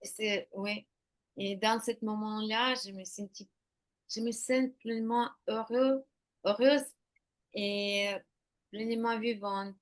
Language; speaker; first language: French; non-native, learner; Ukrainian